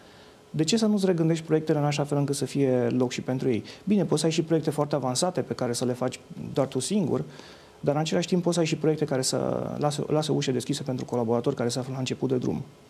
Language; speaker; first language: Romanian; native; Romanian